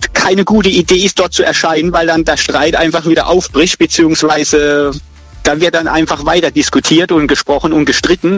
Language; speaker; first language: German; native; German